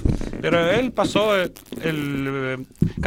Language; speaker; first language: Spanish; non-native, learner; Russian